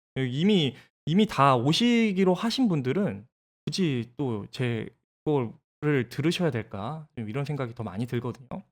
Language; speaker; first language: Korean; native; Korean